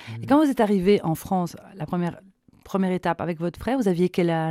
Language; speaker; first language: French; native; French